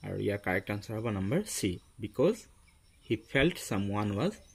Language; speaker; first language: English; non-native, local second language; Assamese